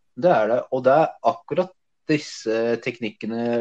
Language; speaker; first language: Norwegian; early bilingual, other home language; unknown